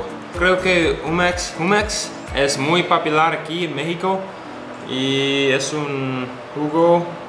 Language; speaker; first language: Spanish; non-native, learner; English